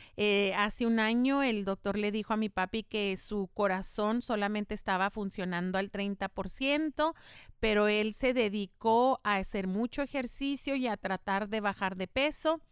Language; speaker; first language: Spanish; native; Spanish